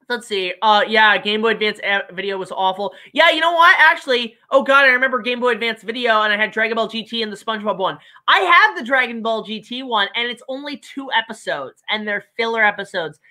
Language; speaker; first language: English; native; English